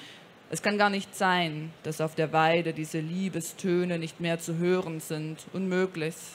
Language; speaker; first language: German; native; German